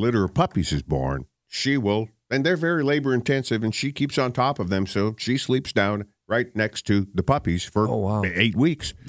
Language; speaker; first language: English; native; English